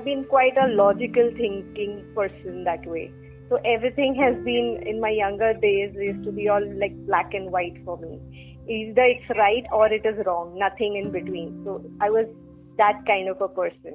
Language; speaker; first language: English; non-native, local second language; Hindi